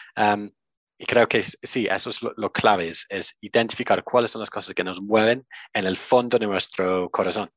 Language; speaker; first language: Spanish; non-native, fluent; English